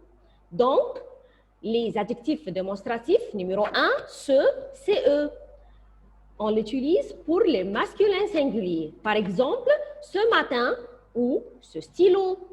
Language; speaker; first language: French; non-native, fluent; Arabic